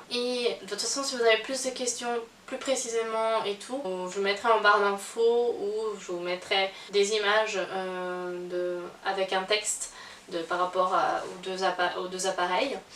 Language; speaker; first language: French; native; French